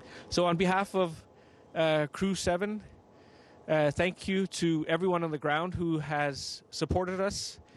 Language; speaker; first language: English; non-native, fluent; Danish